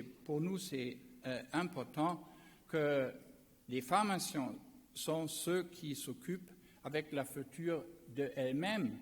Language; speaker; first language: French; non-native, learner; German